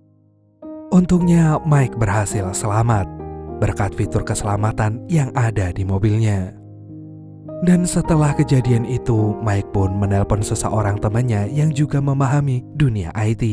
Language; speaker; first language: Indonesian; native; Indonesian